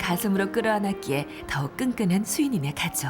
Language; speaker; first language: Korean; native; Korean